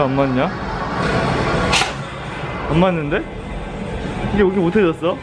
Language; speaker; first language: Korean; native; Korean